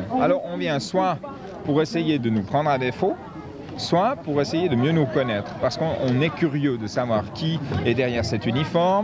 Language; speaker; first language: French; native; French